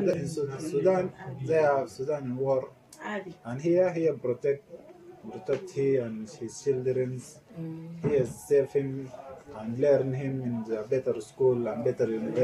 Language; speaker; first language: English; non-native, learner; Arabic